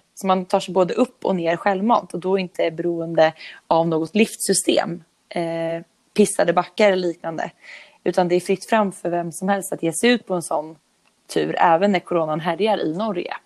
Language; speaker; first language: Swedish; native; Swedish